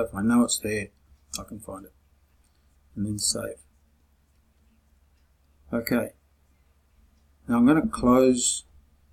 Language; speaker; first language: English; native; English